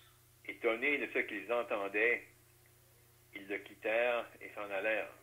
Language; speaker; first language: French; native; French